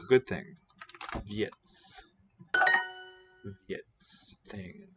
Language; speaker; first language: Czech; non-native, learner; English